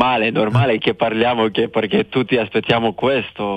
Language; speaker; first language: Italian; non-native, fluent; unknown